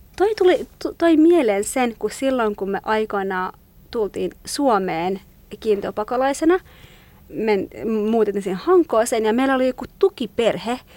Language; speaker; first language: Finnish; non-native, fluent; Kurdish